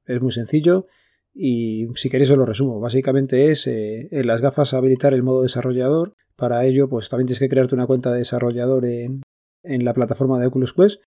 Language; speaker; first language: Spanish; native; Spanish